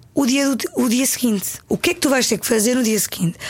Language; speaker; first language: Portuguese; native; Portuguese